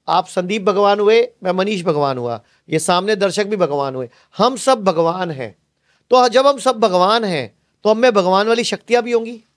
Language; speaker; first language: Hindi; native; Hindi